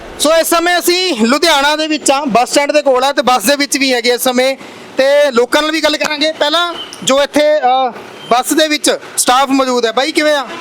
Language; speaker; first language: Punjabi; native; Punjabi